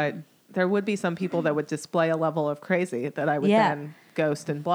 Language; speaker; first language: English; native; English